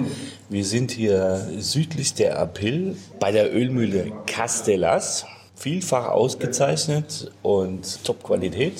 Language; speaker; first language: German; native; German